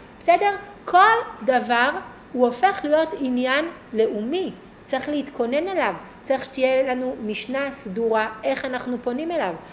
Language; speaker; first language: Hebrew; native; Hebrew